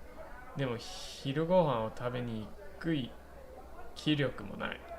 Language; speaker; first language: Japanese; non-native, fluent; English